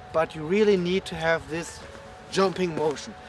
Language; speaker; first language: English; non-native, fluent; German